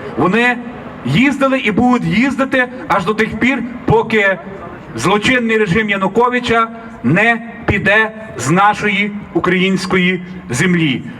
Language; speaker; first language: Ukrainian; native; Ukrainian